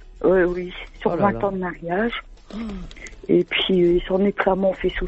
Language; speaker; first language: French; native; French